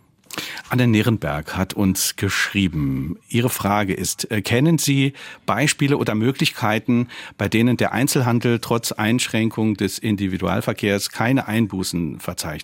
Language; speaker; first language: German; native; German